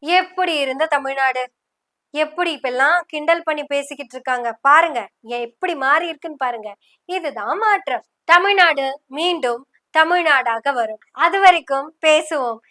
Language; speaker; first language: Tamil; non-native, local second language; Malayalam